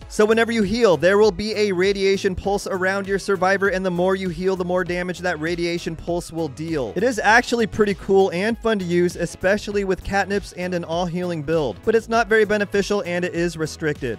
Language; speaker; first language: English; native; English